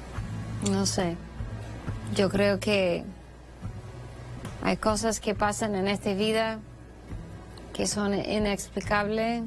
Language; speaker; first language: Spanish; non-native, fluent; English